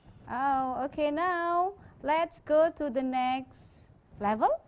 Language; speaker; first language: English; non-native, fluent; Indonesian